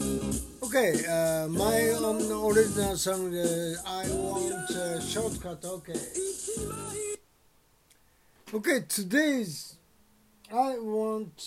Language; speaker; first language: English; non-native, learner; Japanese